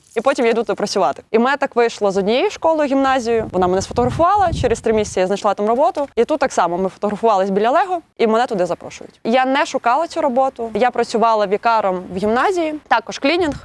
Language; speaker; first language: Ukrainian; native; Ukrainian